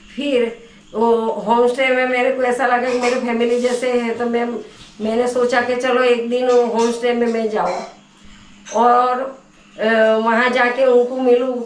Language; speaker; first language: Hindi; non-native, local second language; Gujarati